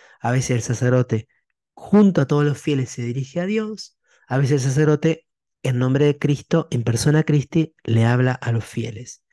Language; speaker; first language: Spanish; native; Spanish